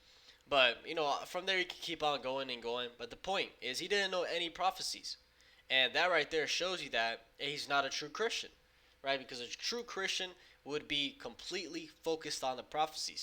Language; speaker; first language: English; native; English